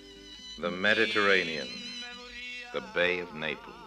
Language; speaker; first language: English; native; English